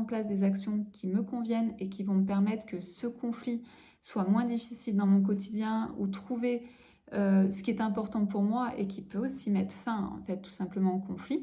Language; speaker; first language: French; native; French